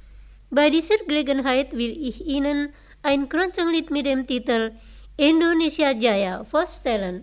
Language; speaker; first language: German; non-native, fluent; Indonesian